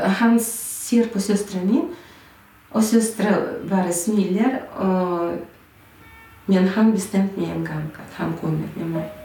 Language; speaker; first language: Norwegian; non-native, fluent; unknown